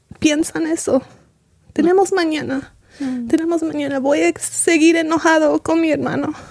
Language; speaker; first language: Spanish; early bilingual, heritage; Spanish